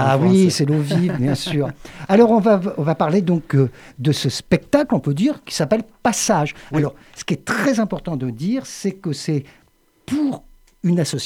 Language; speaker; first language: French; native; French